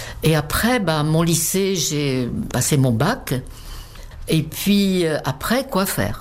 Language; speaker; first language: French; non-native, fluent; Czech